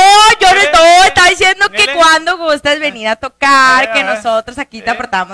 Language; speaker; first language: Spanish; native; Spanish